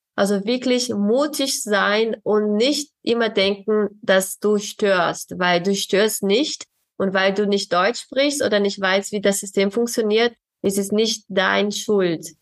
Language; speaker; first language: German; non-native, fluent; Portuguese